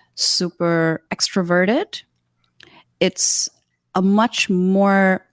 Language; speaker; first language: English; non-native, local second language; Urdu